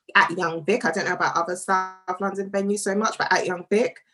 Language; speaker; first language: English; native; English